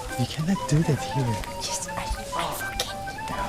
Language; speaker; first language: English; non-native, learner; Korean